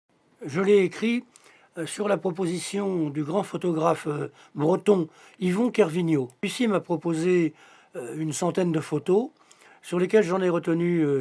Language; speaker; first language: French; native; French